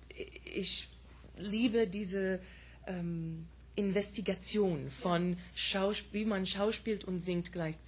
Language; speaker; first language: German; non-native, fluent; English